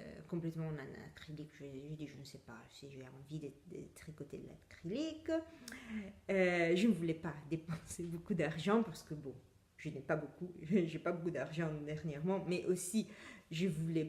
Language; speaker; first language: French; non-native, fluent; Italian